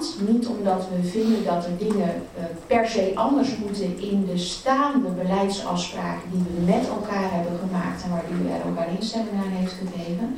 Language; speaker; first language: Dutch; native; Dutch